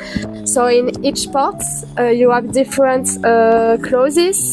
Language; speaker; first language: English; non-native, fluent; French